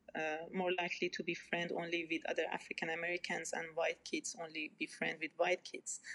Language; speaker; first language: English; non-native, fluent; Persian